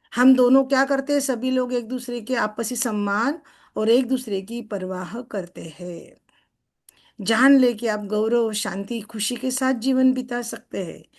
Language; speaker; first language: Hindi; non-native, local second language; Marathi